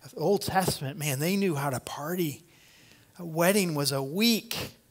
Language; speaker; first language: English; native; English